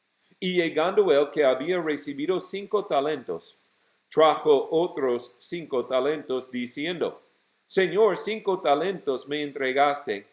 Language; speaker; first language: Spanish; non-native, fluent; English